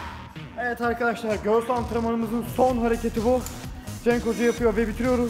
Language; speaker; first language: Turkish; native; Turkish